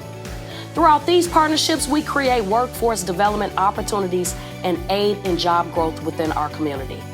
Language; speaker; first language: English; native; English